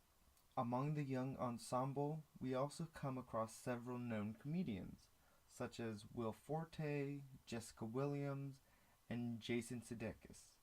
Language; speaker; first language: English; native; English